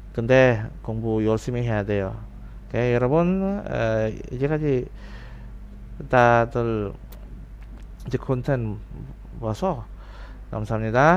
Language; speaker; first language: Korean; non-native, fluent; Indonesian